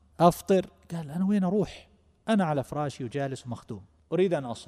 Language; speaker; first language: Arabic; native; Arabic